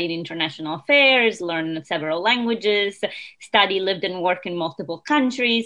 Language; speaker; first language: English; non-native, fluent; Italian